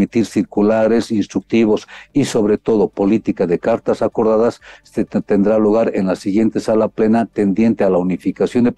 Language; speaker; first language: Spanish; native; Spanish